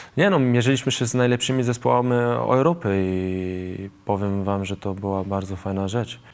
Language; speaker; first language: Polish; early bilingual, heritage; Polish